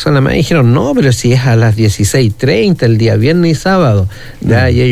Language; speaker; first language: Spanish; native; Spanish